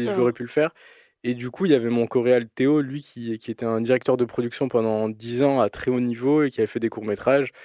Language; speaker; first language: French; native; French